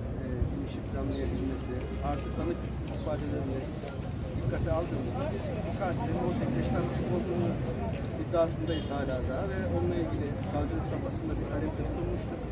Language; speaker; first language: Turkish; native; Turkish